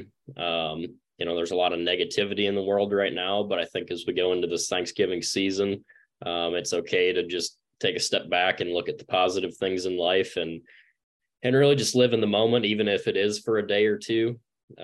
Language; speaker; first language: English; native; English